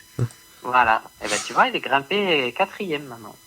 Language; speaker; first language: French; native; French